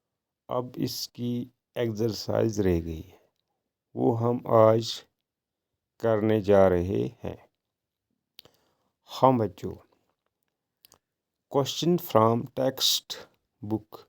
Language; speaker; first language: Hindi; non-native, local second language; Kashmiri